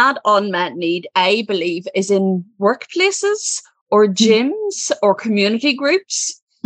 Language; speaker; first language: English; native; English